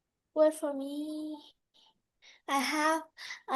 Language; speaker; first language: English; non-native, learner; Vietnamese